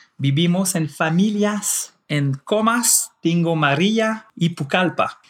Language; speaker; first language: Spanish; non-native, fluent; French